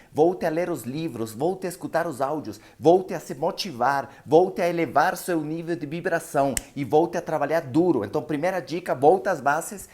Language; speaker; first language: Portuguese; non-native, fluent; Spanish